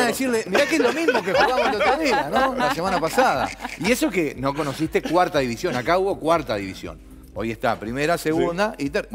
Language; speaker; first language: Spanish; native; Spanish